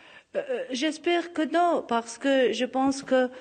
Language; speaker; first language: French; non-native, local second language; Armenian